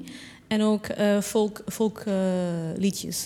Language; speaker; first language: Dutch; non-native, learner; Portuguese